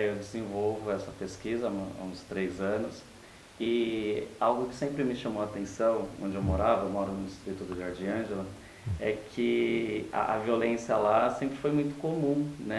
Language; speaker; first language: Portuguese; native; Portuguese